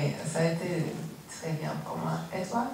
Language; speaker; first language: French; non-native, learner; English